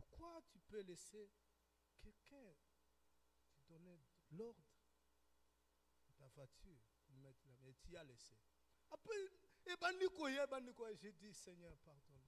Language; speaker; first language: French; non-native, local second language; Lingala